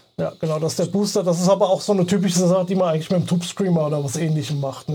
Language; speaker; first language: German; native; German